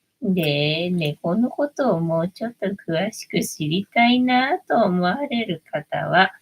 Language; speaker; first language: Japanese; native; Japanese